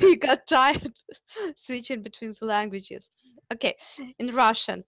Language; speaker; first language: English; non-native, fluent; Ukrainian